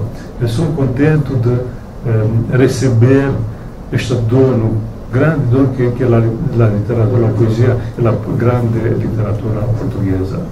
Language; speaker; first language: Portuguese; non-native, learner; Romanian